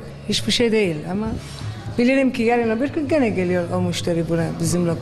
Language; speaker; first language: Turkish; non-native, local second language; Arabic